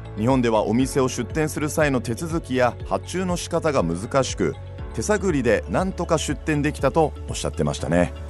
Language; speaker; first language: Japanese; native; Japanese